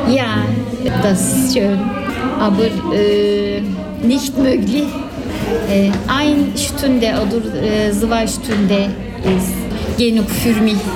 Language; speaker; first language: German; non-native, learner; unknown